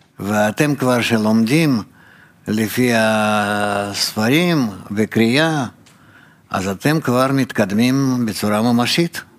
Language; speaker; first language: Hebrew; non-native, fluent; Russian